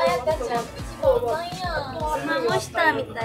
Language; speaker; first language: Japanese; native; Japanese